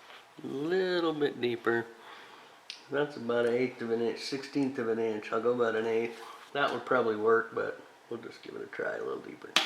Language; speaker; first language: English; native; English